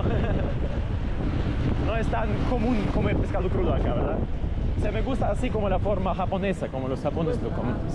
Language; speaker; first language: Spanish; non-native, fluent; Russian